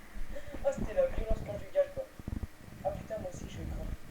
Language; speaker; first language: French; native; French